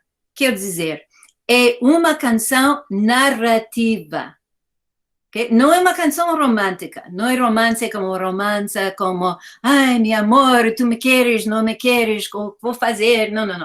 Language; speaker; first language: Portuguese; non-native, fluent; English